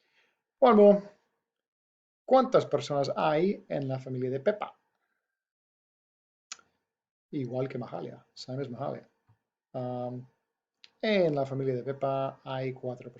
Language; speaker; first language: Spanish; non-native, fluent; English